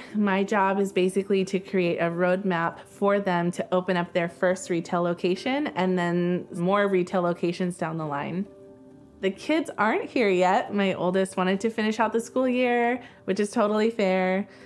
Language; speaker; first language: English; native; English